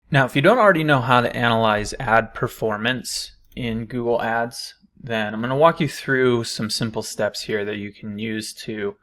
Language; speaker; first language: English; native; English